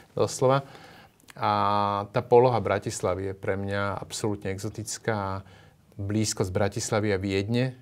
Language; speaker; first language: Slovak; native; Slovak